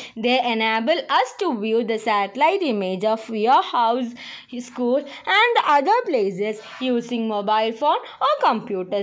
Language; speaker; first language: English; non-native, local second language; Malayalam